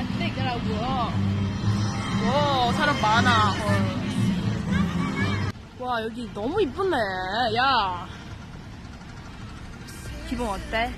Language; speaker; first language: Korean; non-native, learner; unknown